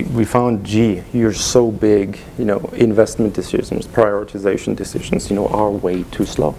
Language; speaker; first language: English; non-native, fluent; German